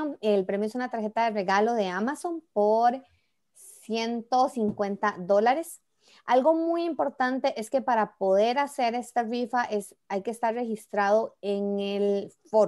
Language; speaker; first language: Spanish; native; Spanish